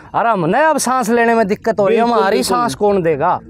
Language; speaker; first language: Hindi; native; Hindi